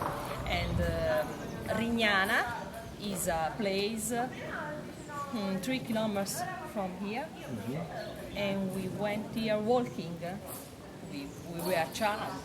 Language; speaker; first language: English; non-native, learner; Italian